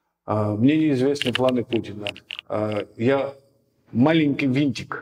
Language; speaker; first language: Russian; native; Russian